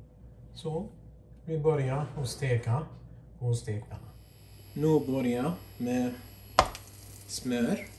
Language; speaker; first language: Swedish; non-native, learner; Arabic